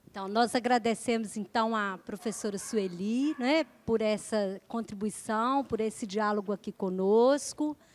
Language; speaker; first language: Portuguese; native; Portuguese